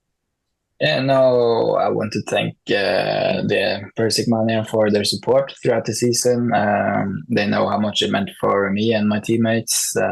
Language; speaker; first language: English; non-native, fluent; Norwegian